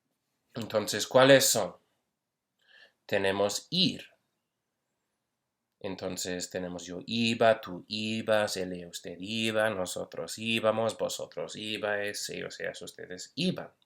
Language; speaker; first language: Spanish; non-native, fluent; English